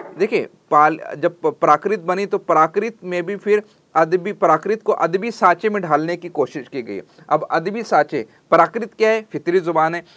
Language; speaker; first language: Urdu; native; Urdu